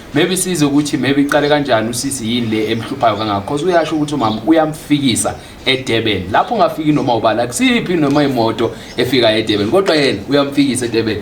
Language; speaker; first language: Zulu; native; Zulu